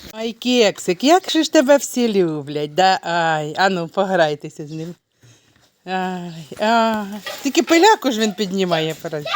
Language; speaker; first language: Ukrainian; native; Ukrainian